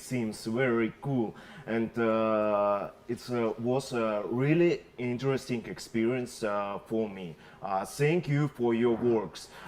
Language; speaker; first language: English; non-native, learner; Russian